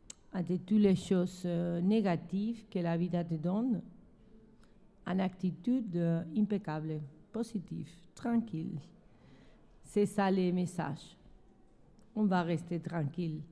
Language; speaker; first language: French; non-native, learner; Spanish